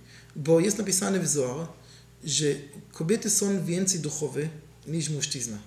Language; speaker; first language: Polish; non-native, learner; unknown